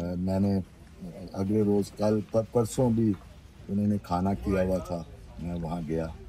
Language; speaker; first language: Urdu; non-native, local second language; Punjabi